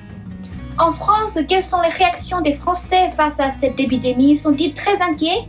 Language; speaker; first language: French; non-native, fluent; Chinese